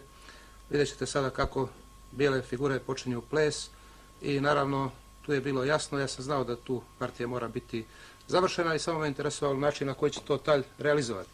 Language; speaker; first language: Bosnian; native; Bosnian